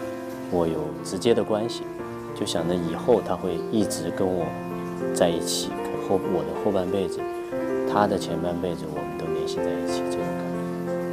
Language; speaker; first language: Chinese; native; Chinese